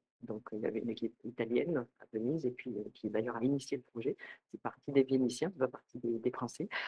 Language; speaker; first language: French; native; French